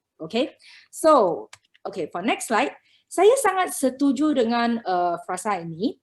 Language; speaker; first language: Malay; non-native, local second language; Chinese